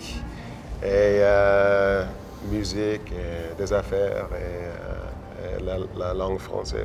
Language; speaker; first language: French; non-native, local second language; English